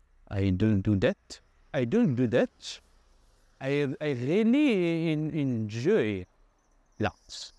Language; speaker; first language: English; non-native, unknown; Arabic